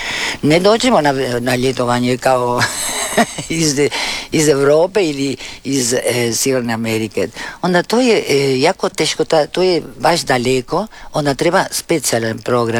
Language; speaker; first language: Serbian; early bilingual, heritage; Spanish